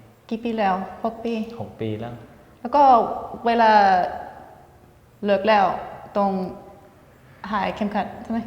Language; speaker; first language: Thai; non-native, fluent; English